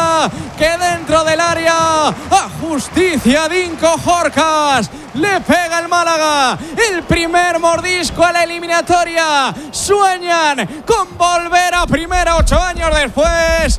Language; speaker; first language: Spanish; native; Spanish